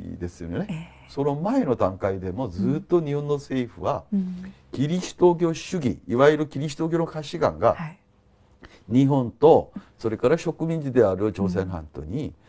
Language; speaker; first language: Japanese; non-native, fluent; Korean